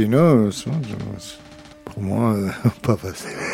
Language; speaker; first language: French; non-native, learner; Turkish